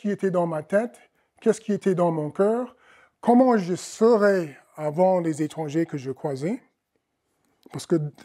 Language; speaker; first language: French; non-native, fluent; English